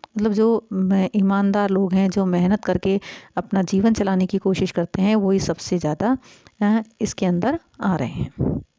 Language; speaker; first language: Hindi; native; Hindi